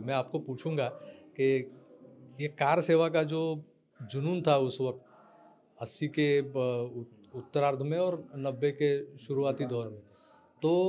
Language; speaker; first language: Hindi; non-native, local second language; Marathi